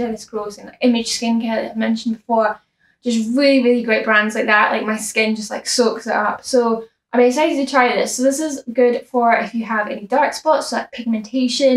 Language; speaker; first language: English; native; English